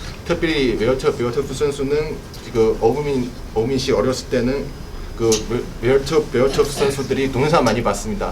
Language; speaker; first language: Korean; non-native, learner; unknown